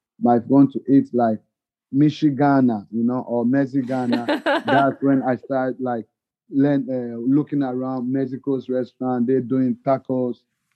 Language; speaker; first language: English; non-native, local second language; Ga